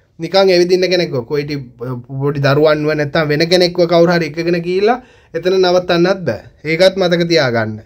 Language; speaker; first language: Sinhala; native; Sinhala